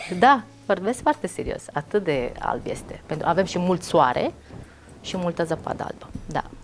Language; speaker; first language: Romanian; non-native, fluent; Mongolian